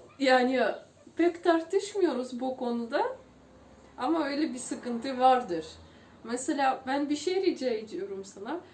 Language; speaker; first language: Turkish; non-native, fluent; Russian